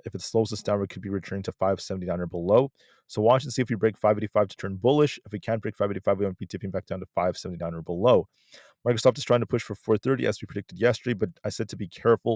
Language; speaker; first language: English; native; English